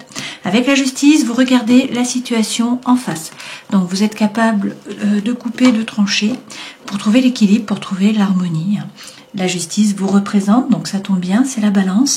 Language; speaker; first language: French; native; French